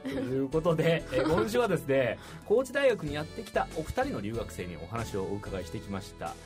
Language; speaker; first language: Japanese; native; Japanese